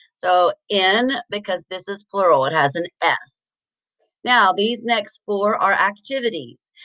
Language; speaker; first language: English; native; English